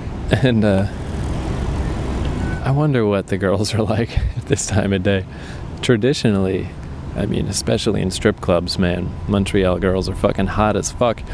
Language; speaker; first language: English; native; English